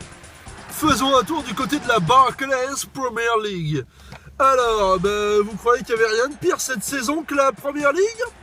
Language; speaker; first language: French; native; French